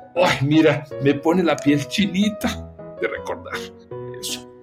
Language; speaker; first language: Spanish; non-native, fluent; Portuguese